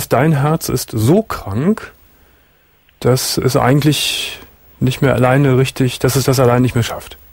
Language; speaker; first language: German; native; German